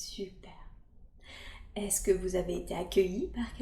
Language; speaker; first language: French; native; French